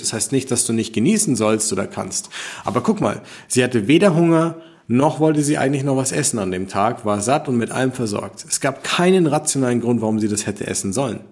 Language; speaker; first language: German; native; German